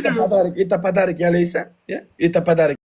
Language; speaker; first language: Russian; non-native, learner; Uzbek